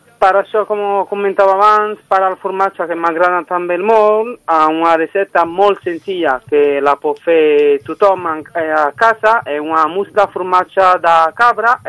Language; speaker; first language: Catalan; non-native, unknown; Italian